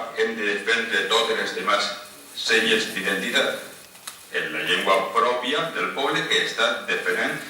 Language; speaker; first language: Catalan; non-native, local second language; Spanish